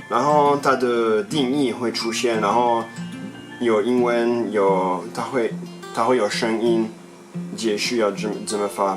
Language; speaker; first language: Chinese; non-native, fluent; French